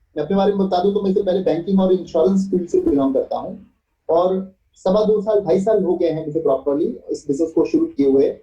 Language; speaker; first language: Hindi; native; Hindi